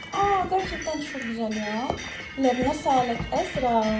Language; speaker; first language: Turkish; non-native, fluent; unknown